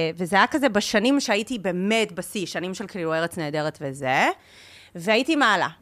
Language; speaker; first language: Hebrew; early bilingual, heritage; English